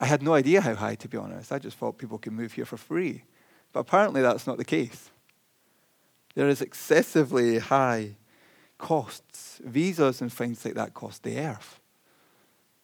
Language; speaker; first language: English; native; English